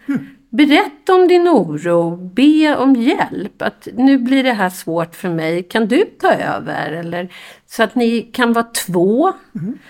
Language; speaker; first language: Swedish; native; Swedish